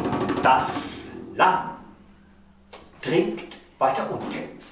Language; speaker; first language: German; native; German